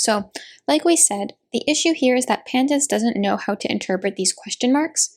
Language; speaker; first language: English; native; English